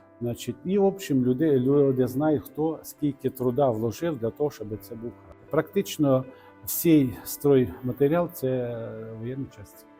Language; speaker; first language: Ukrainian; non-native, local second language; Russian